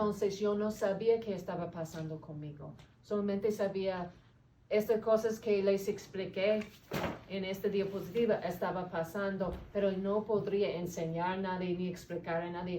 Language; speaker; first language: Spanish; non-native, learner; English